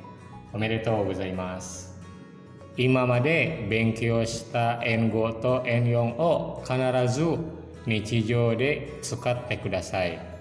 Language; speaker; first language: Japanese; non-native, fluent; Indonesian